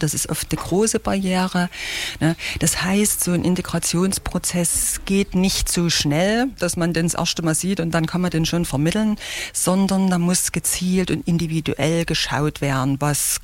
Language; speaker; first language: German; native; German